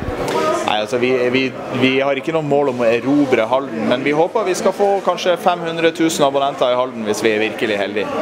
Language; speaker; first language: Norwegian; native; Norwegian